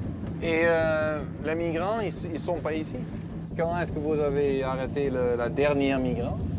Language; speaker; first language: French; non-native, learner; Dutch